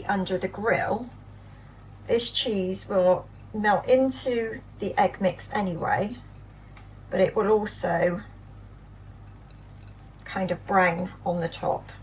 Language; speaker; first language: English; native; English